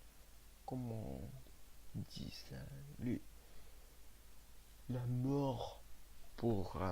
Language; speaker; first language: French; non-native, learner; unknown